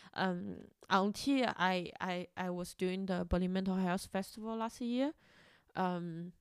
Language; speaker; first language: English; non-native, fluent; Chinese